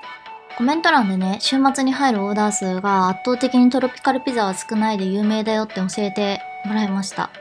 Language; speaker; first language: Japanese; native; Japanese